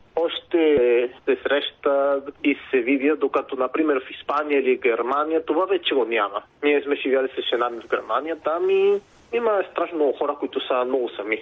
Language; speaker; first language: Bulgarian; non-native, fluent; Spanish